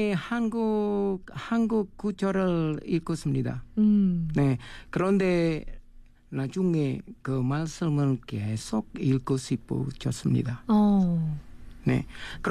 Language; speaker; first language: Korean; non-native, learner; Indonesian